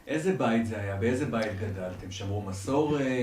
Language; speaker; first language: Hebrew; native; Hebrew